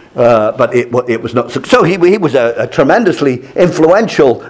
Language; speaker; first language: English; native; English